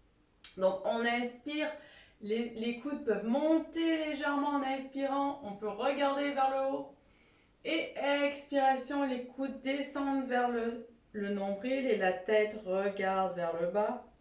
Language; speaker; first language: French; native; French